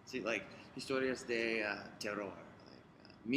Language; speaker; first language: Spanish; non-native, learner; English